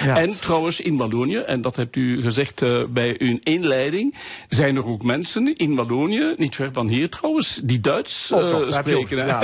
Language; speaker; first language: Dutch; non-native, local second language; French